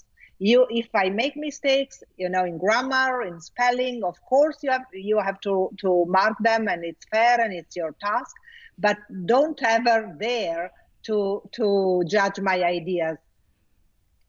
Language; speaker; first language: English; non-native, fluent; Italian